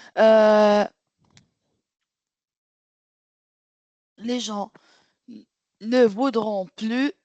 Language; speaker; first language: French; non-native, learner; Arabic